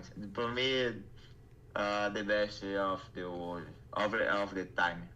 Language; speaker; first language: English; non-native, learner; Portuguese